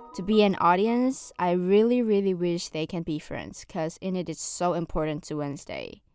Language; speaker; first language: English; non-native, fluent; Chinese